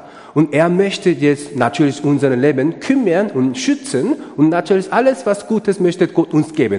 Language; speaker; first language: German; non-native, learner; Korean